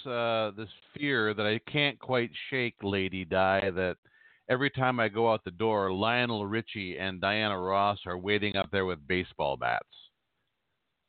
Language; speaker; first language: English; native; English